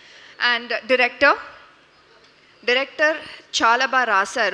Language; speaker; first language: Telugu; non-native, local second language; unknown